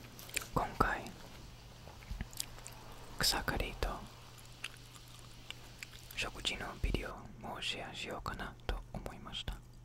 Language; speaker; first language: Japanese; non-native, learner; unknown